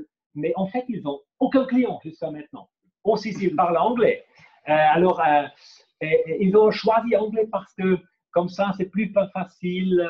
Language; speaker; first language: French; non-native, fluent; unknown